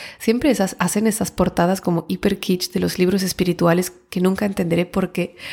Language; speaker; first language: Spanish; non-native, fluent; French